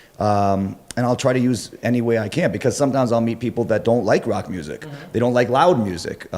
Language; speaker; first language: English; native; English